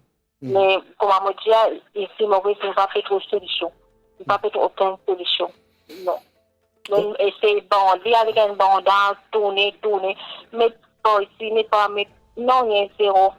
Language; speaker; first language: French; non-native, local second language; Morisyen